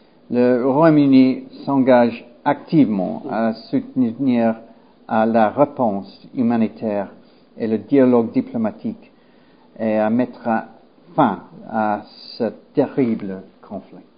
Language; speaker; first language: French; non-native, learner; English